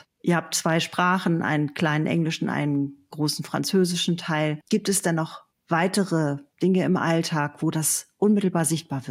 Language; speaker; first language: German; native; German